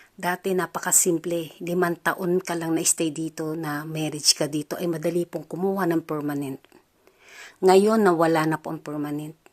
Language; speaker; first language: Filipino; native; Filipino